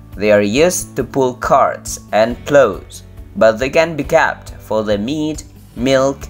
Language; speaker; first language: English; non-native, fluent; Indonesian